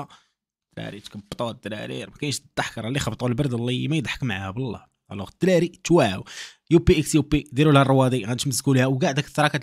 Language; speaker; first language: Arabic; native; Arabic